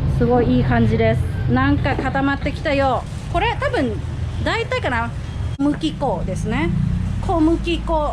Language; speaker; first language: Japanese; non-native, fluent; Thai